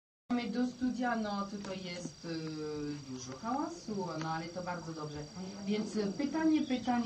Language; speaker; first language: Polish; early bilingual, heritage; Polish